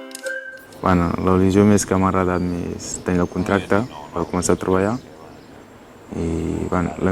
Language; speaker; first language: Catalan; early bilingual, other home language; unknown